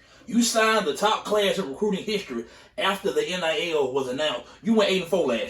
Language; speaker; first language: English; native; English